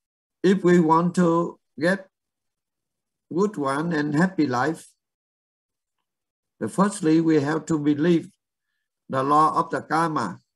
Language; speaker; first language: English; non-native, learner; Vietnamese